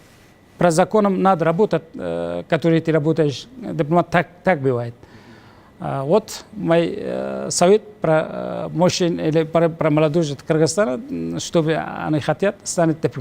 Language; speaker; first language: Russian; non-native, learner; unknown